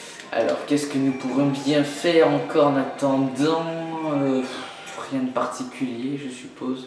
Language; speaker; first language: French; native; French